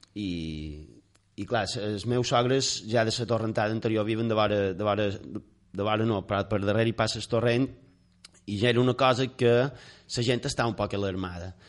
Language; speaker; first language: Catalan; native; Catalan